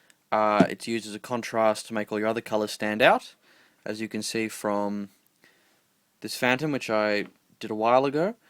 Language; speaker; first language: English; native; English